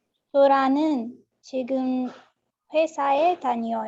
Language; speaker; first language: Korean; non-native, learner; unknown